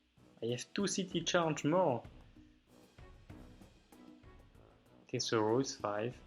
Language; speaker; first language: English; non-native, learner; French